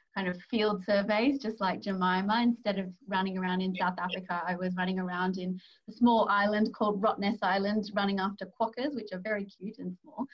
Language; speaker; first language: English; native; English